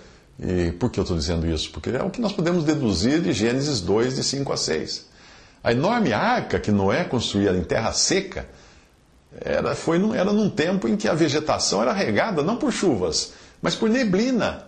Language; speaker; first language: Portuguese; native; Portuguese